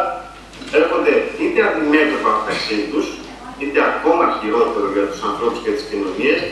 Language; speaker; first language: Greek; native; Greek